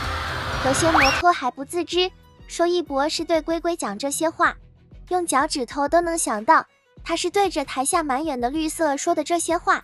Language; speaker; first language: Chinese; native; Chinese